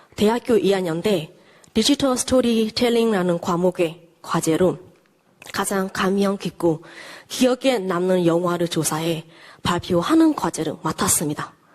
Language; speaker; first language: Korean; non-native, fluent; Burmese